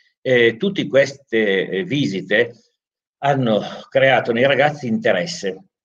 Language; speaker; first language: Italian; native; Italian